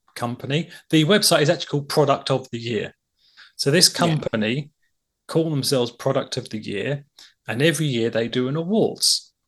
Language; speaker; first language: English; native; English